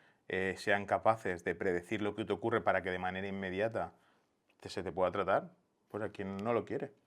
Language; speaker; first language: Spanish; native; Spanish